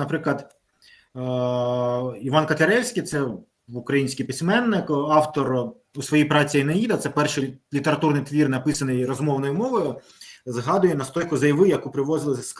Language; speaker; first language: Ukrainian; native; Ukrainian